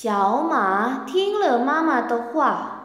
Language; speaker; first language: Chinese; non-native, fluent; Indonesian